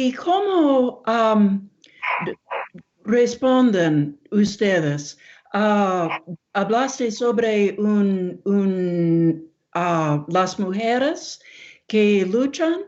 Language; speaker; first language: Spanish; non-native, learner; English